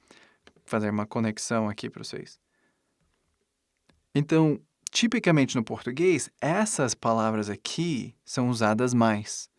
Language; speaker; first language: Portuguese; non-native, fluent; English